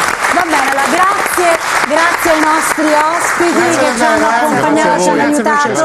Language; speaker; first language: Italian; native; Italian